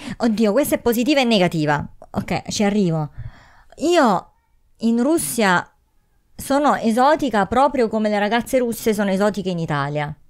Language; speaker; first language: Italian; native; Italian